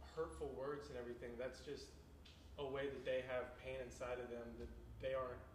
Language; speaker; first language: English; native; English